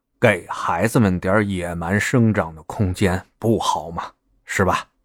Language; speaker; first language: Chinese; native; Chinese